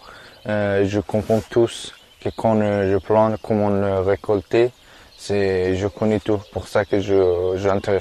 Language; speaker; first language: French; non-native, learner; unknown